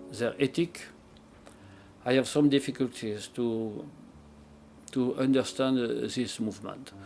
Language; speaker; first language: English; non-native, learner; French